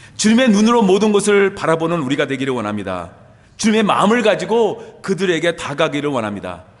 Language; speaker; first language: Korean; native; Korean